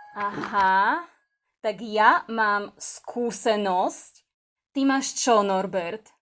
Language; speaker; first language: Slovak; native; Slovak